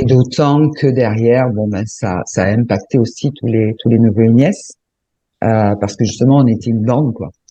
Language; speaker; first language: French; native; French